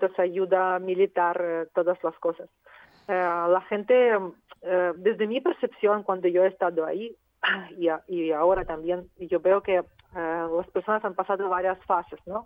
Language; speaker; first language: Spanish; non-native, fluent; Ukrainian